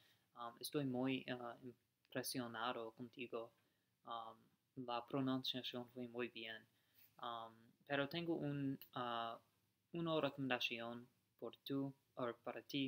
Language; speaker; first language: Spanish; non-native, learner; English